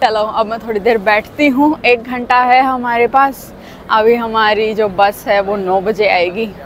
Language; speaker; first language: Hindi; native; Hindi